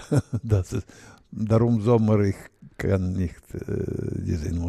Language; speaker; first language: German; non-native, learner; Russian